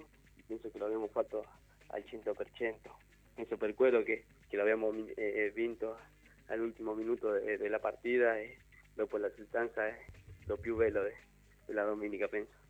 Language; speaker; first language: Italian; non-native, learner; Spanish